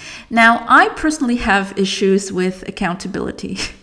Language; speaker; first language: English; non-native, fluent; French